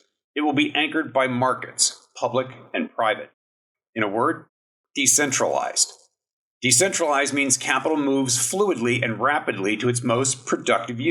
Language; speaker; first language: English; native; English